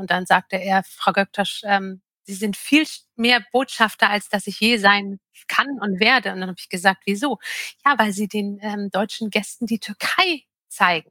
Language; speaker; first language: German; early bilingual, other home language; Turkish